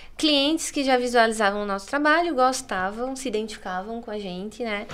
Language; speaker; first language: Portuguese; native; Portuguese